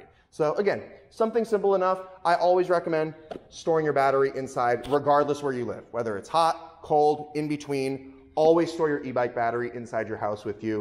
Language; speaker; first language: English; native; English